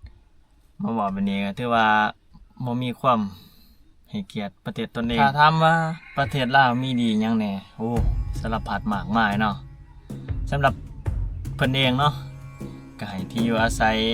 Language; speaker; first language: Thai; non-native, local second language; Lao